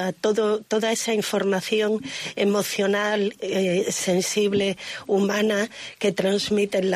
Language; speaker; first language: Spanish; native; Spanish